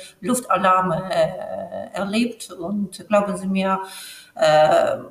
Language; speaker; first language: German; non-native, fluent; Ukrainian